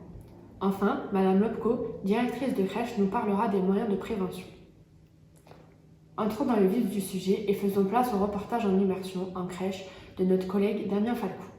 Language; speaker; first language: French; native; French